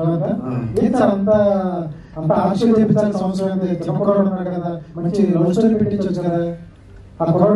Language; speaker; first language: Telugu; native; Telugu